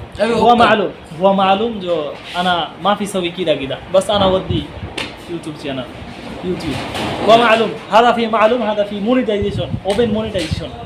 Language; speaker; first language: Arabic; non-native, learner; Bangla